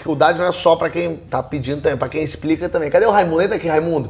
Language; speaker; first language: Portuguese; native; Portuguese